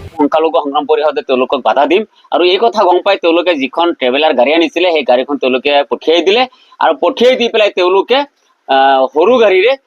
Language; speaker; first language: Assamese; non-native, local second language; Bangla